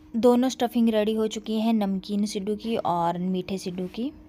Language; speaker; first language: Hindi; native; Hindi